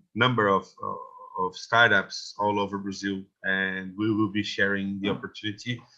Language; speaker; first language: English; non-native, fluent; Portuguese